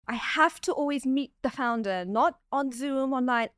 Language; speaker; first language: English; native; English